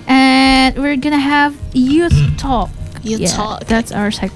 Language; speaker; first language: English; non-native, learner; Indonesian